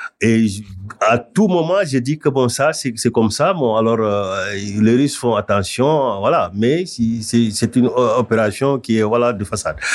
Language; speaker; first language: French; non-native, local second language; Wolof